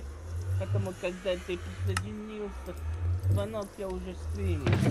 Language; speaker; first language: Russian; non-native, learner; English